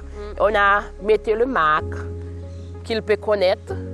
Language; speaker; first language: French; non-native, local second language; Seselwa Creole French